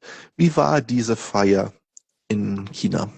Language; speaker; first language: German; non-native, fluent; Portuguese